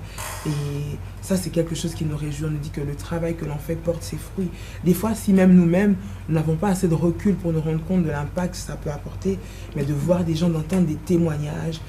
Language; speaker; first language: French; non-native, local second language; Lingala